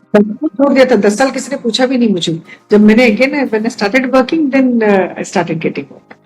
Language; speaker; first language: Hindi; native; Hindi